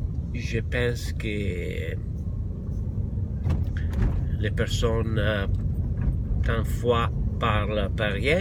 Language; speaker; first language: French; non-native, learner; Italian